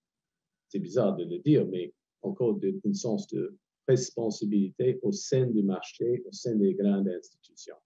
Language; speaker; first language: French; non-native, fluent; English